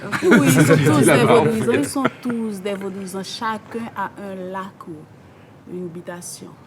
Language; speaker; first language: French; non-native, local second language; Haitian Creole